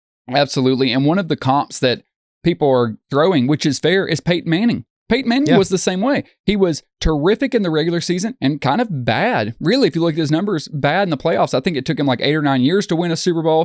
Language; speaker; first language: English; native; English